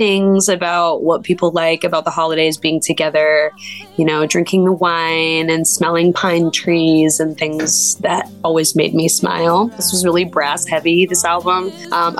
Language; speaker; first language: English; native; English